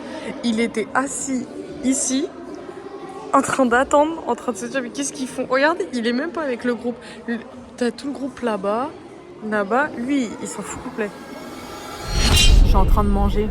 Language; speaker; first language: French; native; French